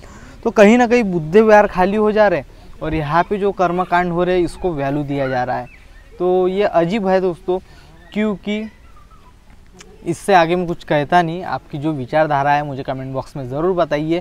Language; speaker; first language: Hindi; non-native, local second language; Marathi